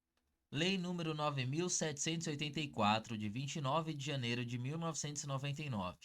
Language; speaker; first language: Portuguese; native; Portuguese